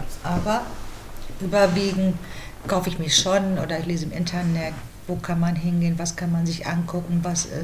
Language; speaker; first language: German; native; German